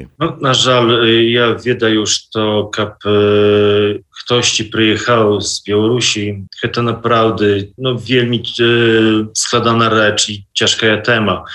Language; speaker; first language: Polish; non-native, learner; Belarusian